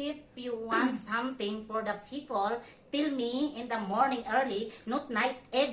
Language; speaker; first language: English; non-native, learner; Filipino